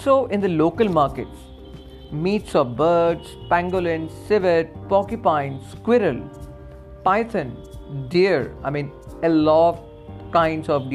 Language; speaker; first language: English; non-native, local second language; Assamese